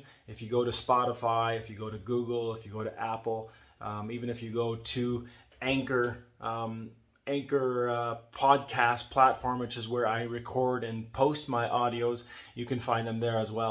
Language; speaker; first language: English; native; English